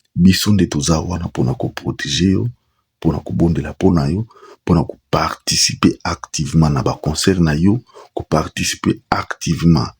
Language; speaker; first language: Lingala; native; Lingala